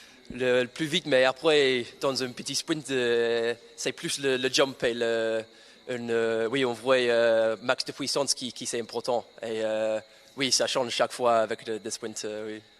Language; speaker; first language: French; non-native, learner; English